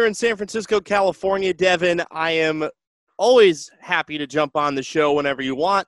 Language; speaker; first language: English; native; English